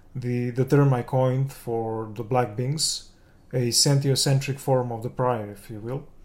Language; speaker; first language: English; non-native, fluent; Serbian